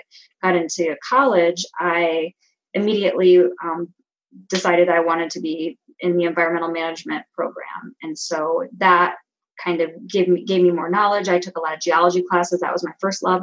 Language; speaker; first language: English; native; English